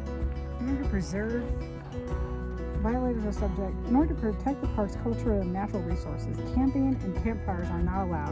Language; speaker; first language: English; native; English